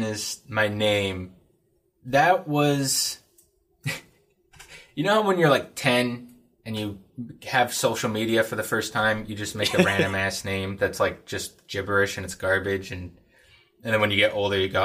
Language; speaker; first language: English; native; English